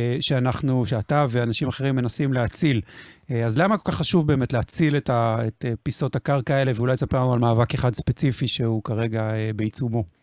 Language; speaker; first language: Hebrew; native; Hebrew